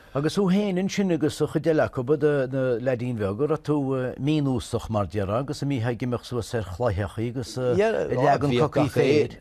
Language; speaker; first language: Irish; native; Irish